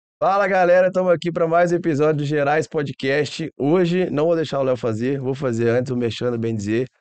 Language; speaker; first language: Portuguese; native; Portuguese